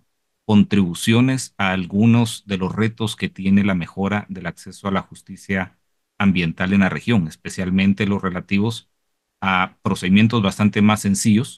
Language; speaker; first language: Spanish; native; Spanish